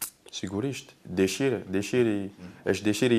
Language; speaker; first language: Albanian; non-native, learner; French